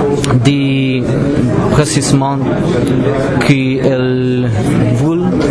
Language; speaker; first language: French; non-native, learner; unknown